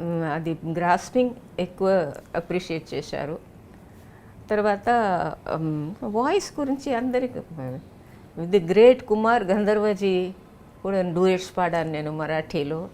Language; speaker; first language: Telugu; non-native, local second language; Tamil